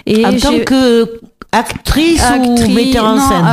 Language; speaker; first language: French; native; French